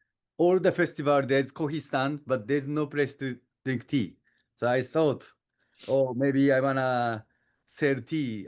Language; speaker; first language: English; non-native, learner; Japanese